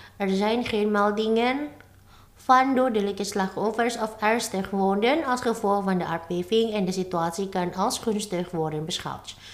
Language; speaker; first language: Dutch; non-native, fluent; Indonesian